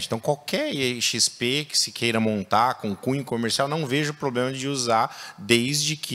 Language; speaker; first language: Portuguese; native; Portuguese